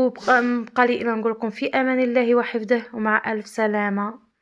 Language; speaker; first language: Arabic; native; Arabic